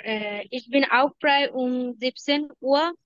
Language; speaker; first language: German; non-native, learner; Bangla